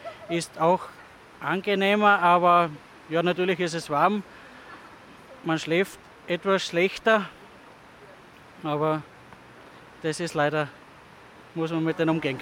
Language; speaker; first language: German; native; German